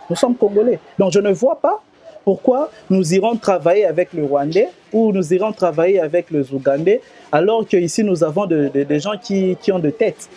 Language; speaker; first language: French; non-native, local second language; Lingala